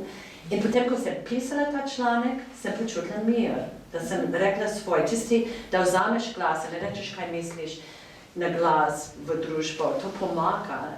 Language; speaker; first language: Slovenian; non-native, fluent; English